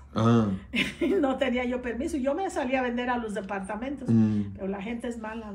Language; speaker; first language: Spanish; native; Spanish